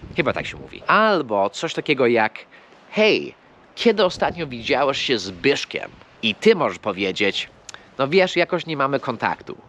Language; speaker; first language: Polish; non-native, fluent; English